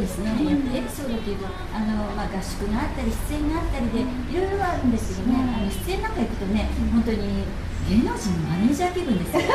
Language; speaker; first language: Japanese; native; Japanese